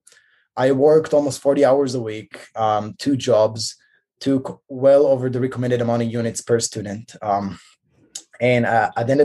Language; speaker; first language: English; non-native, fluent; Hebrew